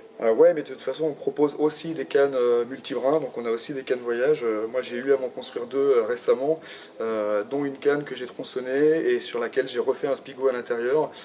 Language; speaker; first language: French; native; French